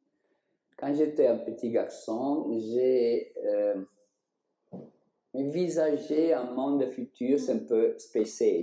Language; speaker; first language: French; non-native, learner; Italian